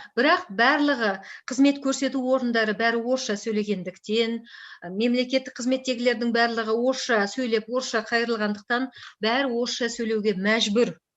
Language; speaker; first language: Kazakh; native; Kazakh